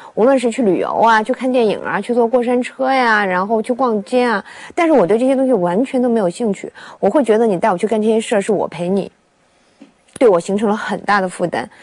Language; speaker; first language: Chinese; native; Chinese